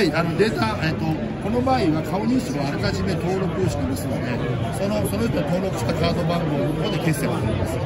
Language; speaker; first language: Japanese; native; Japanese